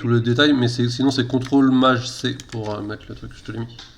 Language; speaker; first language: French; native; French